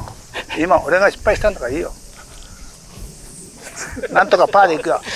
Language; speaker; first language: Japanese; native; Japanese